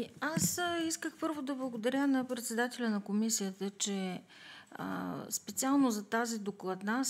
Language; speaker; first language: Bulgarian; native; Bulgarian